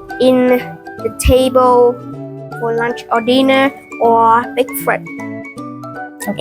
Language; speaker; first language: English; non-native, learner; Thai